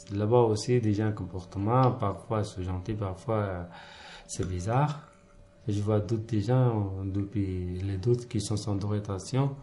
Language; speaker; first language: French; non-native, learner; Punjabi